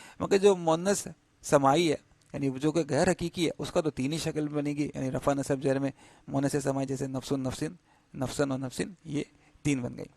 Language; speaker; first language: Urdu; native; Urdu